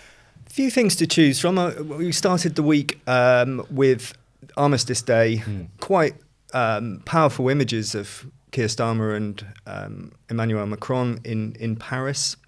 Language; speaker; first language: English; native; English